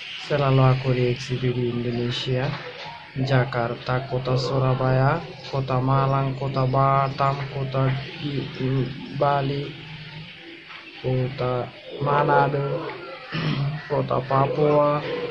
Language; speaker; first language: Indonesian; non-native, learner; Bangla